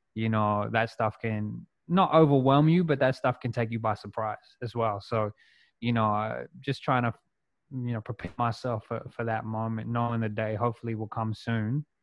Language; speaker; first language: English; non-native, local second language; Punjabi